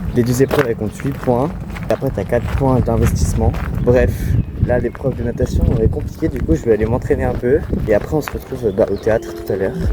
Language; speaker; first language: French; native; French